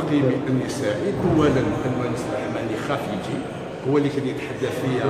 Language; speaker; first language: Arabic; native; Arabic